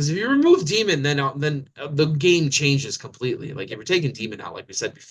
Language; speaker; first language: English; native; English